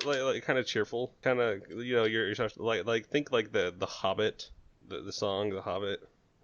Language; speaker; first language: English; native; English